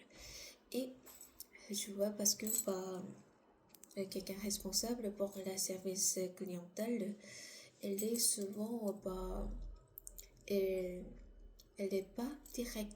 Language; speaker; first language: French; non-native, learner; Korean